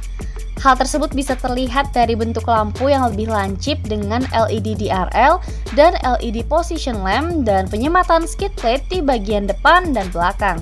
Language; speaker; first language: Indonesian; native; Indonesian